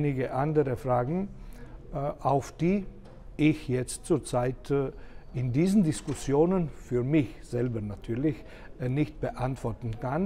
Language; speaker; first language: German; non-native, fluent; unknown